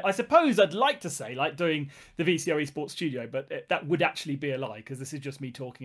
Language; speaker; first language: English; native; English